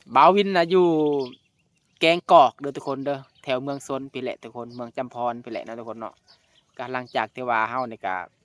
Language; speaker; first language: Lao; native; Lao